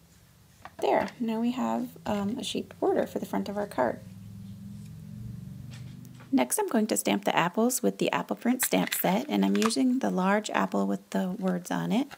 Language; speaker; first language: English; native; English